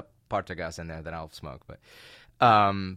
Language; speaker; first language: English; native; English